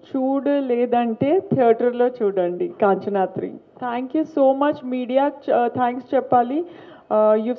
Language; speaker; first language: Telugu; non-native, local second language; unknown